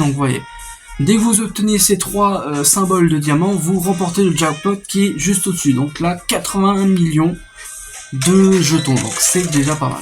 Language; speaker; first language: French; native; French